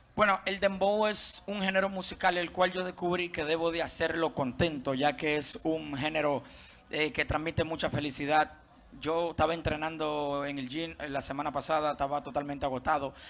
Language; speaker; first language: Spanish; native; Spanish